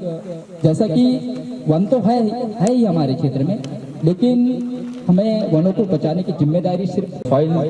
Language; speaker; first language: Hindi; native; Hindi